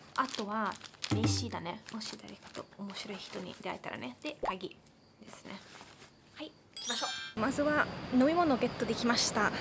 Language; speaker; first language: Japanese; non-native, fluent; Italian